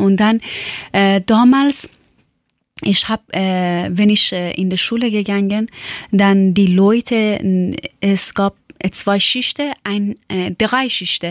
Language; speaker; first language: German; non-native, learner; Persian